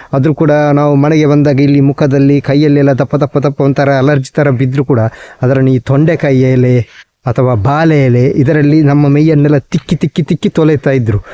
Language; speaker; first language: Kannada; non-native, local second language; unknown